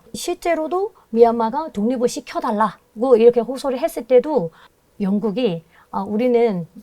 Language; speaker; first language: Korean; non-native, fluent; Burmese